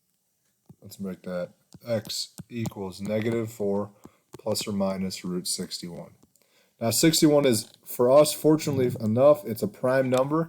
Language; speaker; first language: English; native; English